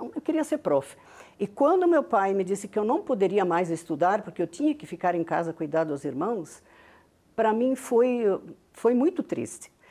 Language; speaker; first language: Portuguese; non-native, local second language; Venetian